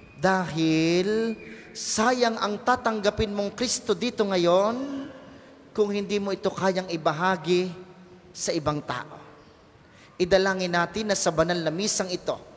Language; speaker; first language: Filipino; native; Filipino